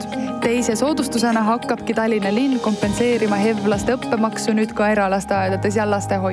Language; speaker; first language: Estonian; native; Estonian